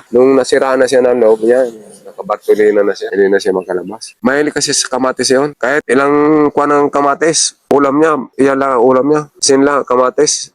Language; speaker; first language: Filipino; non-native, local second language; Bikol